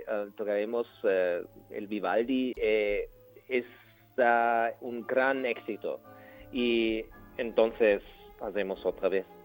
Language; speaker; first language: Spanish; non-native, learner; German